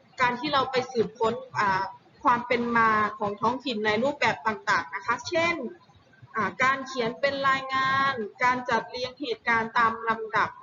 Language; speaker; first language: Thai; native; Thai